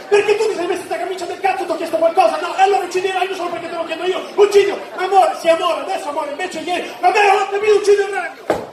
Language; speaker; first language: Italian; native; Italian